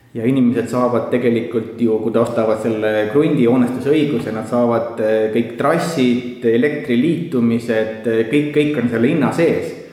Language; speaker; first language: Estonian; native; Estonian